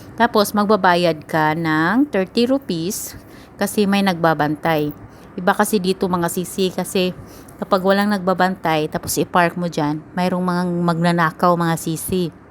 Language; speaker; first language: Filipino; native; Filipino